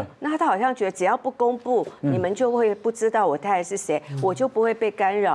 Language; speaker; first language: Chinese; native; Chinese